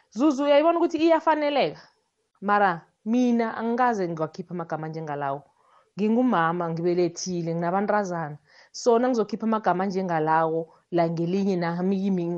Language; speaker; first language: Zulu; non-native, local second language; South Ndebele